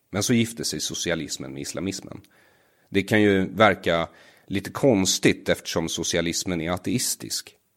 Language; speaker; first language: Swedish; native; Swedish